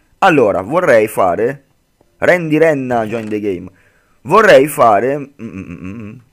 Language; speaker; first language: Italian; native; Italian